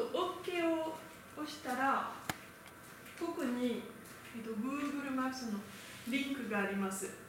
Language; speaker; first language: Japanese; non-native, learner; French